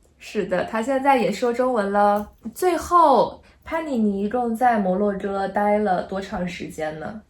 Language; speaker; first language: Chinese; native; Chinese